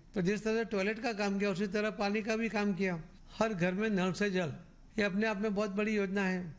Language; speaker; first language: Hindi; non-native, local second language; Marathi